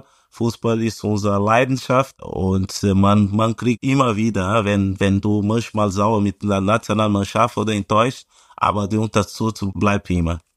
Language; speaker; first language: German; non-native, fluent; Portuguese